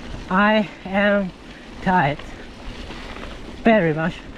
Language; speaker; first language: English; non-native, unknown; Thai